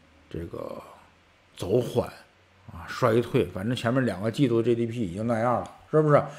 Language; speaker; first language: Chinese; native; Chinese